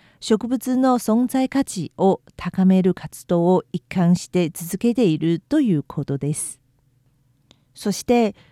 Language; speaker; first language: Japanese; non-native, fluent; Chinese